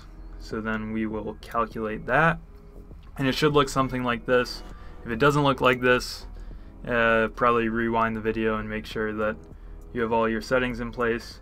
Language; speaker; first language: English; native; English